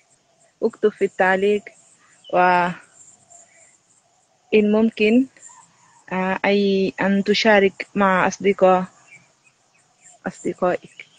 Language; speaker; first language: Arabic; non-native, learner; Bangla